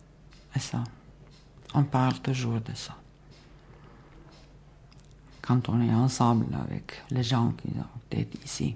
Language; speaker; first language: French; non-native, learner; Bosnian